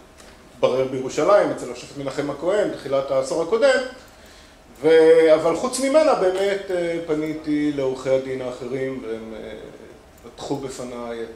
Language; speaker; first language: Hebrew; native; Hebrew